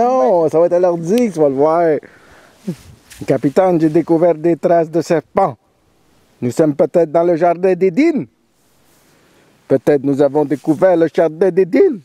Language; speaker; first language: French; native; French